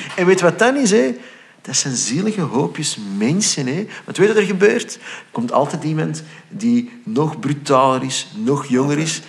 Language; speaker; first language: Dutch; native; Dutch